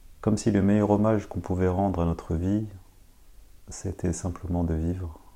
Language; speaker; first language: French; early bilingual, other home language; Khmer